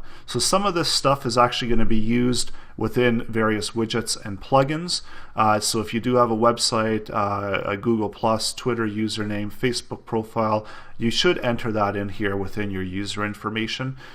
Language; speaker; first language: English; native; English